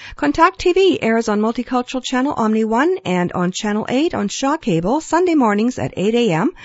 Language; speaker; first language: English; early bilingual, other home language; Ukrainian